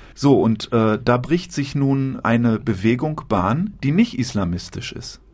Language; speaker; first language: German; native; German